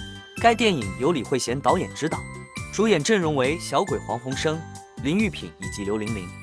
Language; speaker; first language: Chinese; native; Chinese